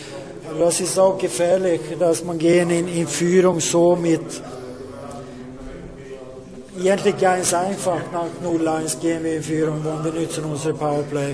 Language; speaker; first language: German; non-native, learner; Swedish